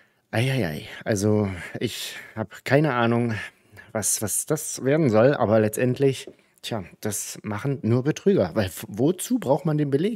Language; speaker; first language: German; native; German